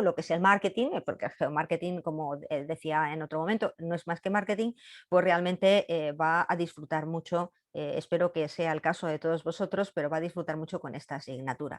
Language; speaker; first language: Spanish; native; Spanish